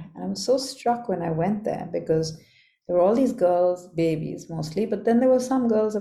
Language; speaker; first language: English; non-native, local second language; Bangla